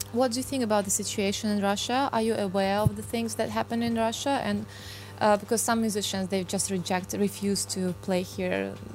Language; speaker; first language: English; non-native, fluent; Russian